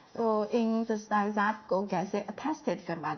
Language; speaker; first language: Hindi; non-native, fluent; Chinese